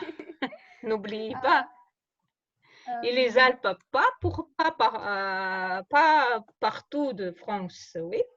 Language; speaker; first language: French; non-native, fluent; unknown